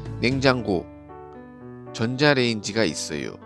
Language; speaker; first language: Korean; native; Korean